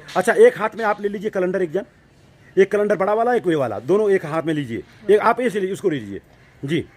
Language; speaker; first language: Hindi; native; Hindi